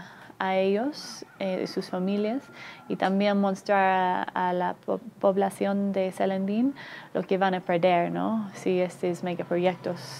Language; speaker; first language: Spanish; non-native, fluent; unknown